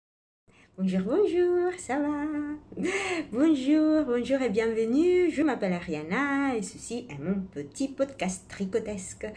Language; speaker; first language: French; non-native, fluent; Italian